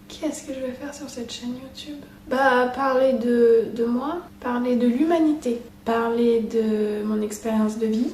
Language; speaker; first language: French; native; French